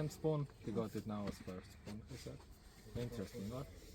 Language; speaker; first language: English; non-native, fluent; Slovenian